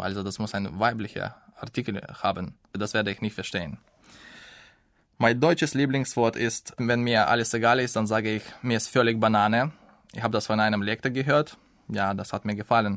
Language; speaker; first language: German; non-native, fluent; Russian